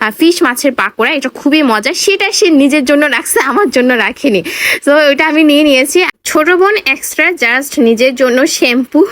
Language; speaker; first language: Bangla; non-native, local second language; Marma